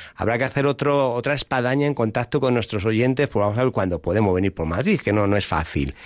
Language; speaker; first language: Spanish; native; Spanish